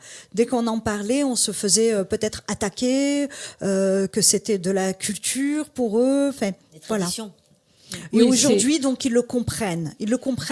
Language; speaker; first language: French; native; French